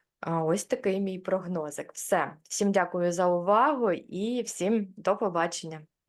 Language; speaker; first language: Ukrainian; non-native, local second language; Russian